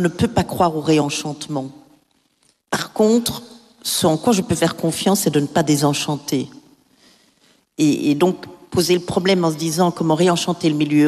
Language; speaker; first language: French; native; French